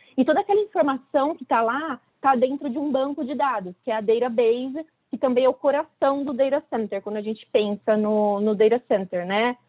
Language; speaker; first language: Portuguese; native; Portuguese